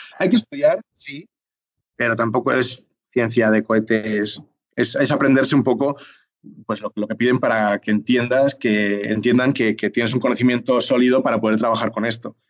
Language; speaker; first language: Spanish; native; Spanish